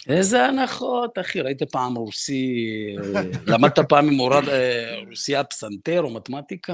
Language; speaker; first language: Hebrew; early bilingual, other home language; Russian